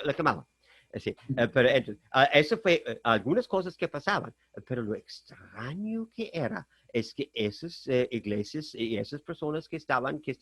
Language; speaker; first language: Spanish; non-native, fluent; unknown